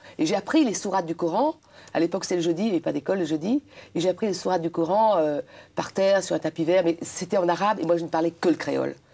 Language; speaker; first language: French; non-native, local second language; Réunion Creole French